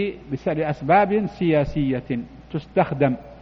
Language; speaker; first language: Arabic; native; Arabic